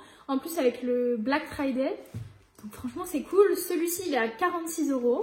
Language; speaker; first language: French; native; French